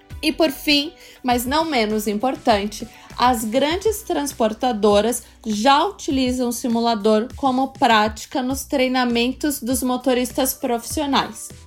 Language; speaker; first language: Portuguese; native; Portuguese